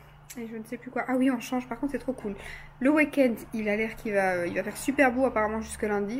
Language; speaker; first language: French; native; French